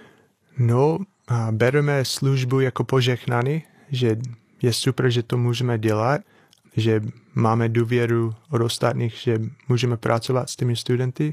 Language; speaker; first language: Czech; non-native, fluent; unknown